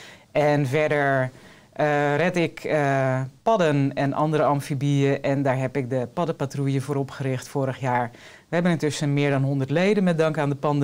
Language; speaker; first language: Dutch; native; Dutch